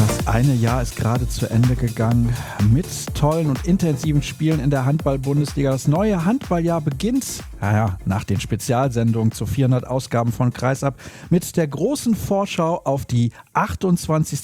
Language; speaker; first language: German; native; German